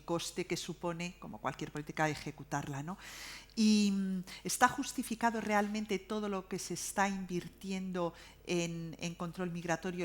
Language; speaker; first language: Spanish; native; Spanish